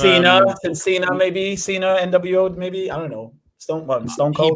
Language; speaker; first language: English; native; English